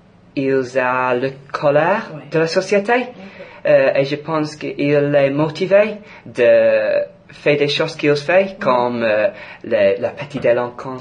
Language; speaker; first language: French; non-native, fluent; English